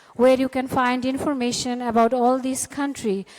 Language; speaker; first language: English; non-native, local second language; Bangla